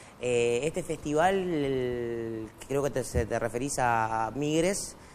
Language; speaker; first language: Spanish; non-native, local second language; Quechua